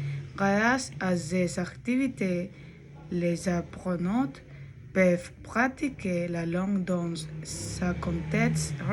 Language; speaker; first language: French; non-native, learner; Spanish